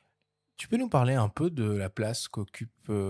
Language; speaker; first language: French; native; French